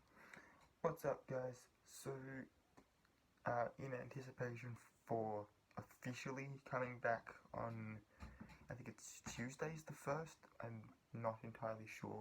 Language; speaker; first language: English; native; English